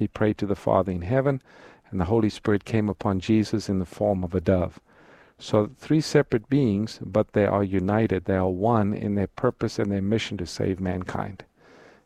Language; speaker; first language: English; native; English